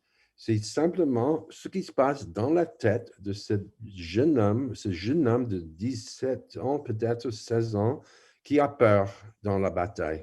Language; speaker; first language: French; non-native, fluent; English